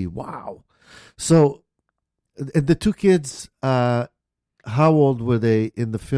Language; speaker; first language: English; native; English